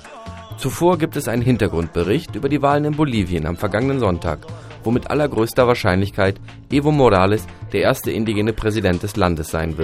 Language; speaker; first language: German; native; German